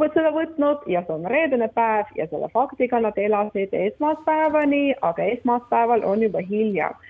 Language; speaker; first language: Estonian; non-native, local second language; Russian